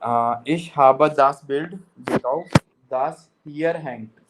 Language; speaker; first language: German; non-native, fluent; Hindi